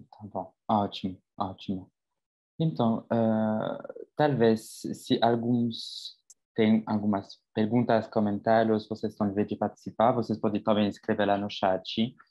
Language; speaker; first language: Portuguese; non-native, fluent; French